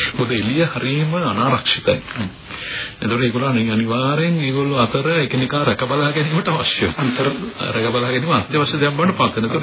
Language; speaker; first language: Sinhala; native; Sinhala